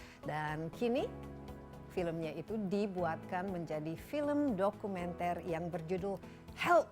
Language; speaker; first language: Indonesian; native; Indonesian